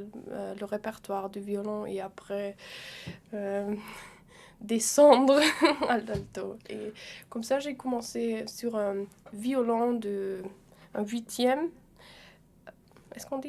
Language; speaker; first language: French; non-native, fluent; German